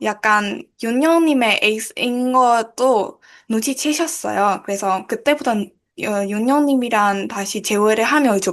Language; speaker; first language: Korean; non-native, learner; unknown